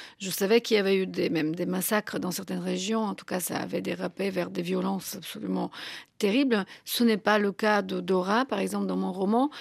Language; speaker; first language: French; non-native, fluent; Bulgarian